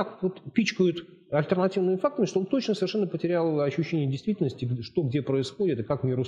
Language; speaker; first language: Russian; native; Russian